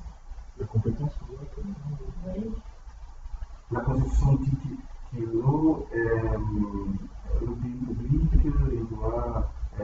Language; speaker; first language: French; non-native, learner; Portuguese